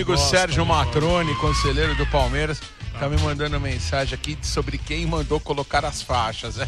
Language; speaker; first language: Portuguese; native; Portuguese